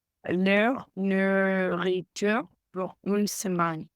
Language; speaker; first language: French; non-native, learner; Spanish